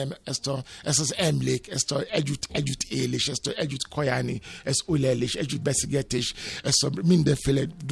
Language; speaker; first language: Hungarian; non-native, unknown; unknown